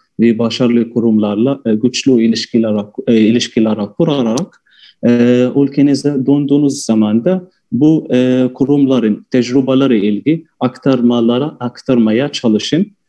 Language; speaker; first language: Turkish; non-native, fluent; Arabic